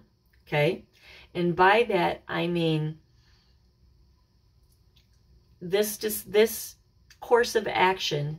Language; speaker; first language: English; native; English